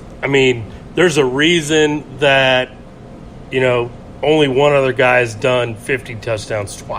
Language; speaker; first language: English; native; English